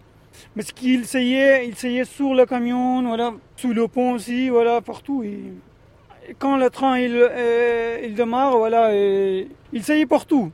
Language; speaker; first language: French; non-native, learner; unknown